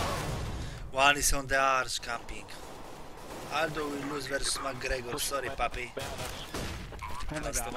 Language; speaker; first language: English; non-native, learner; Polish